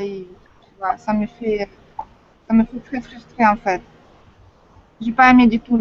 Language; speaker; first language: French; non-native, fluent; Russian